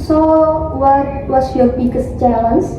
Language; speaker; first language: English; non-native, learner; Indonesian